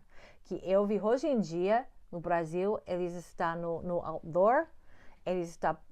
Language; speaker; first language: Portuguese; non-native, fluent; English